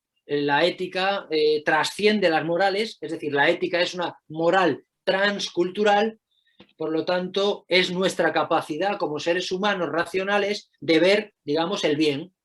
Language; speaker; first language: Spanish; native; Spanish